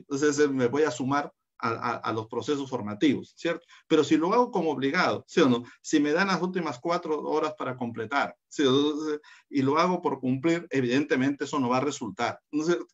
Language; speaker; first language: Spanish; native; Spanish